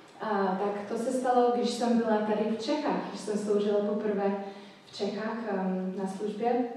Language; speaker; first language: Czech; non-native, fluent; English